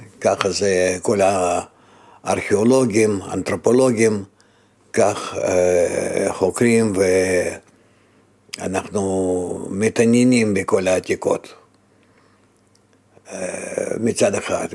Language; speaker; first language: Hebrew; non-native, fluent; Russian